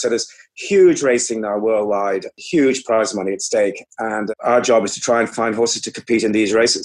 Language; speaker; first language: English; native; English